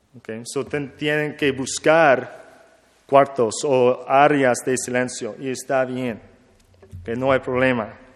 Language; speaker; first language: Spanish; non-native, learner; English